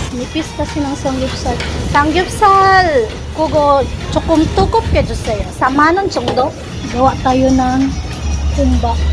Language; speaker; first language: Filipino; non-native, local second language; Cebuano